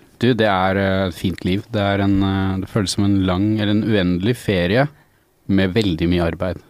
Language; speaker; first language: Norwegian; native; Norwegian